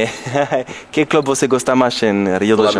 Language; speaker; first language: Portuguese; non-native, learner; French